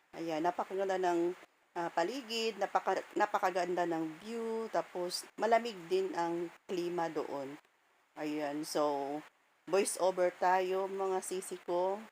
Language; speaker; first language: Filipino; non-native, local second language; Cebuano